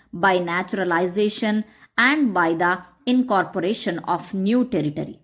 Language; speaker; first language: English; non-native, local second language; Kannada